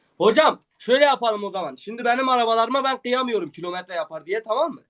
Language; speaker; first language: Turkish; native; Turkish